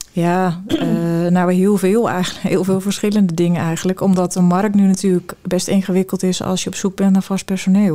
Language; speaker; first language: Dutch; native; Dutch